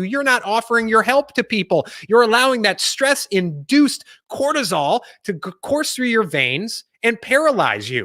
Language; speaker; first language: English; native; English